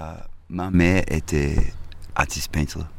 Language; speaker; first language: French; non-native, fluent; English